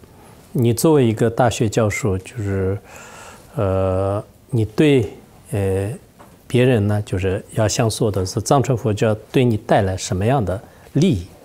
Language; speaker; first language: Chinese; non-native, local second language; Tibetan